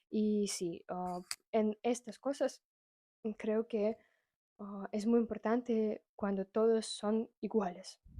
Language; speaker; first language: Spanish; non-native, fluent; Russian